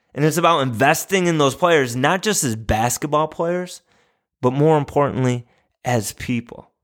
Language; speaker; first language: English; native; English